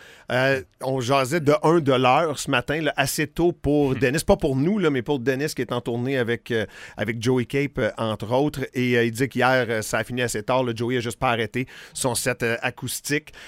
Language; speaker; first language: French; native; French